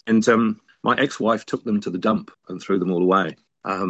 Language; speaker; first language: English; native; English